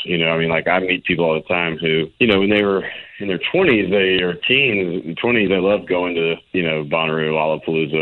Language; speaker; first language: English; native; English